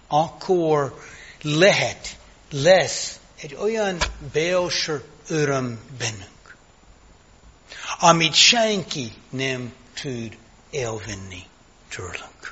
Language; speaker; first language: Hungarian; non-native, fluent; English